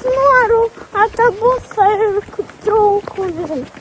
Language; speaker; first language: Lithuanian; early bilingual, heritage; Lithuanian